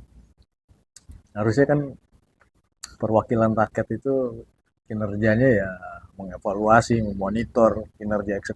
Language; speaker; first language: Indonesian; native; Indonesian